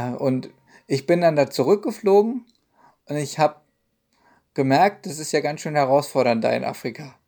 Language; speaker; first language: German; native; German